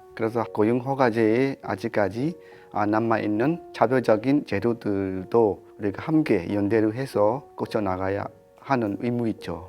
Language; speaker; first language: Korean; non-native, fluent; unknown